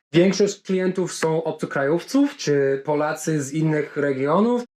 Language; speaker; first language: Polish; non-native, fluent; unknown